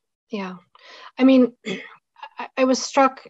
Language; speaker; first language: English; native; English